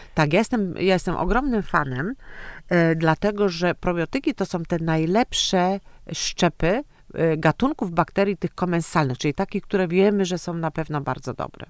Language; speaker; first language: Polish; native; Polish